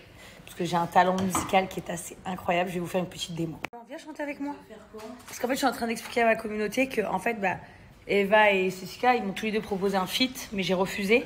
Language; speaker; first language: French; native; French